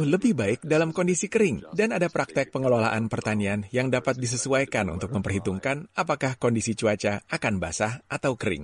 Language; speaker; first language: Indonesian; native; Indonesian